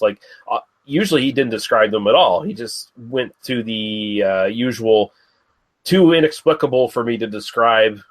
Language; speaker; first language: English; native; English